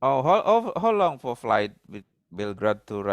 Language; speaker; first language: English; non-native, learner; Indonesian